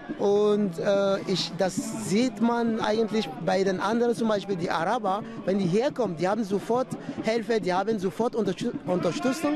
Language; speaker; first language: German; non-native, fluent; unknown